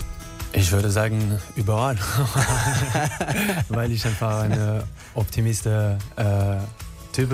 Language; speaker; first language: German; non-native, learner; French